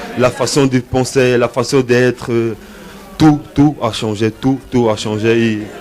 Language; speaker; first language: French; non-native, learner; Portuguese